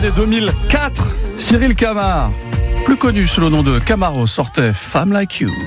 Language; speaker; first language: French; native; French